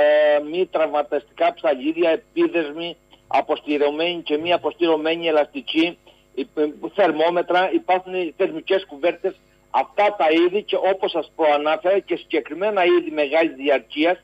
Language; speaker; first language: Greek; native; Greek